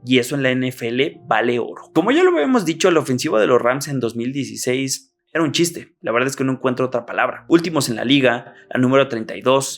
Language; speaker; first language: Spanish; native; Spanish